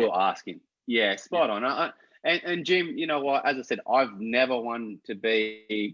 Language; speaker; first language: English; native; English